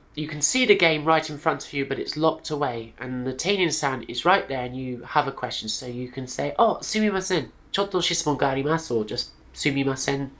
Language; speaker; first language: English; native; English